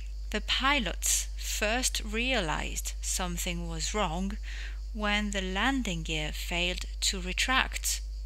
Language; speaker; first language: English; non-native, fluent; French